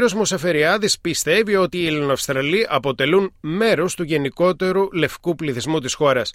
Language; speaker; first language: Greek; native; Greek